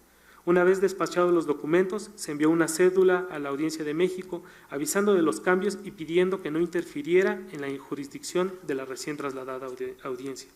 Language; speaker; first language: Spanish; native; Spanish